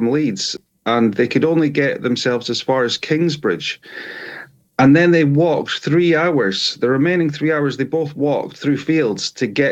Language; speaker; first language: English; native; English